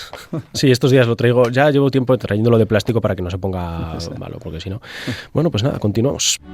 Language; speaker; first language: Spanish; native; Spanish